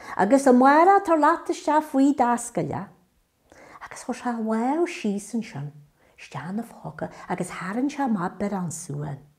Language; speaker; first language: Irish; native; Irish